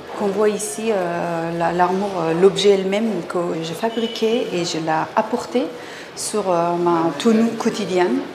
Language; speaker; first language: French; non-native, fluent; Persian